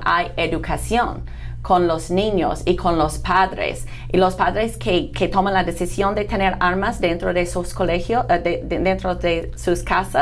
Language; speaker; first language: Spanish; non-native, fluent; English